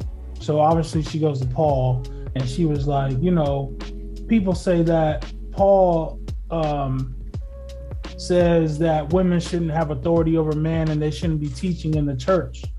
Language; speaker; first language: English; native; English